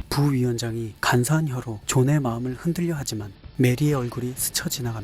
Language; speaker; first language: Korean; native; Korean